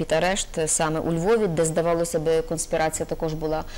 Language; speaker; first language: Ukrainian; native; Ukrainian